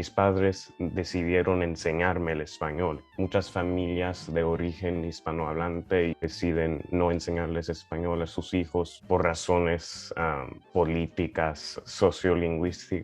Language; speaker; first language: Spanish; early bilingual, heritage; Spanish